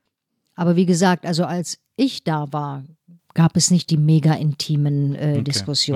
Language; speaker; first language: German; native; German